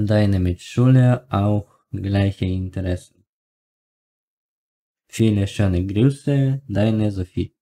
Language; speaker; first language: German; non-native, learner; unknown